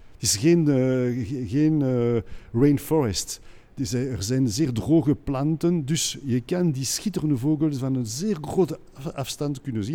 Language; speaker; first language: Dutch; non-native, local second language; French